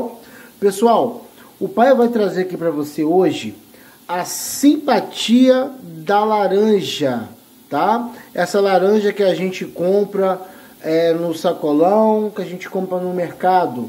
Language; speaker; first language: Portuguese; native; Portuguese